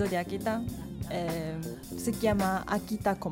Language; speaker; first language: Italian; non-native, learner; Japanese